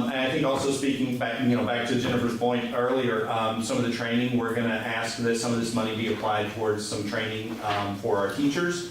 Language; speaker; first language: English; native; English